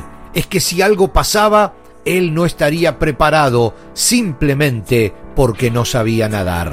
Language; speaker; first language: Spanish; native; Spanish